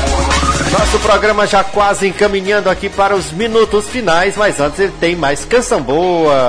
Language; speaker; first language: Portuguese; native; Portuguese